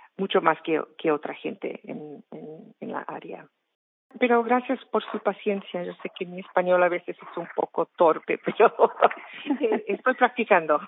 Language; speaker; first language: Spanish; non-native, fluent; English